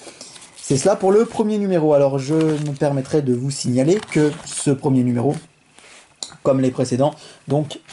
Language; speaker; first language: French; native; French